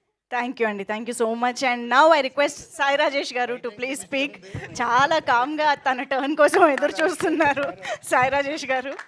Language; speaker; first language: Telugu; native; Telugu